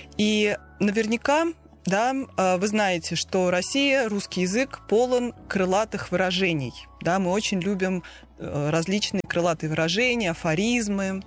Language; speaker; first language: Russian; native; Russian